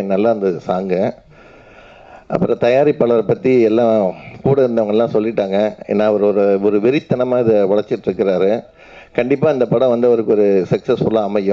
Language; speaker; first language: Tamil; native; Tamil